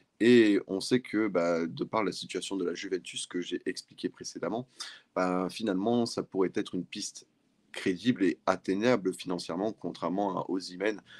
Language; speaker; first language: French; native; French